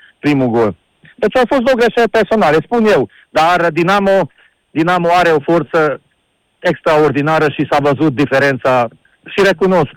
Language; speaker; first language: Romanian; non-native, local second language; Hungarian